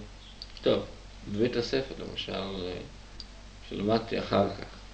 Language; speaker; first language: Hebrew; non-native, fluent; Czech